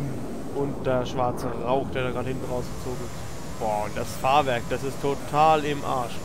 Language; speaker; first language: German; native; German